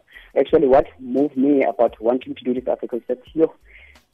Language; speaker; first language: English; non-native, local second language; Zulu